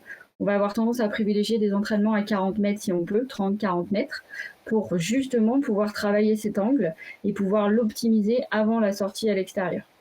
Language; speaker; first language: French; native; French